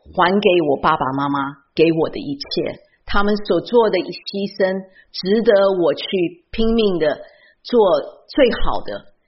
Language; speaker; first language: Chinese; early bilingual, heritage; Chinese